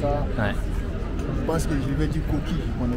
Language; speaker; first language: French; native; French